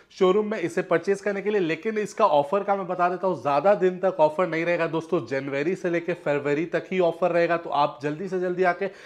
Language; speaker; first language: Hindi; native; Hindi